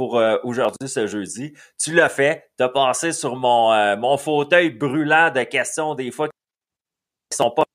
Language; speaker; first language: French; native; French